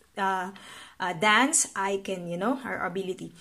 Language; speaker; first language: English; non-native, local second language; Filipino